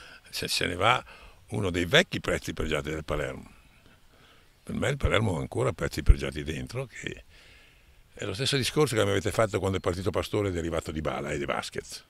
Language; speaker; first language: Italian; native; Italian